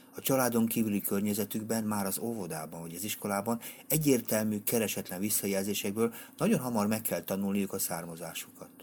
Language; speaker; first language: Hungarian; native; Hungarian